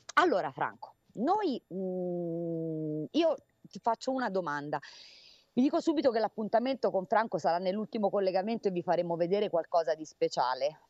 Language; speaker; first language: Italian; native; Italian